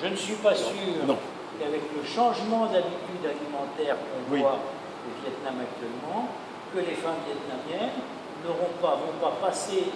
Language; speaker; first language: French; native; French